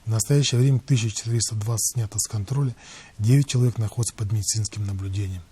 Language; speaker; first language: Russian; non-native, local second language; Kazakh